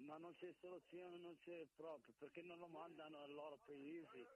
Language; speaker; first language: Italian; non-native, fluent; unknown